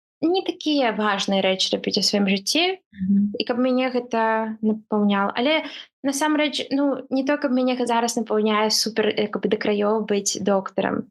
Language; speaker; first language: Belarusian; non-native, local second language; Russian